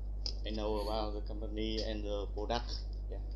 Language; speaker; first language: English; non-native, learner; Vietnamese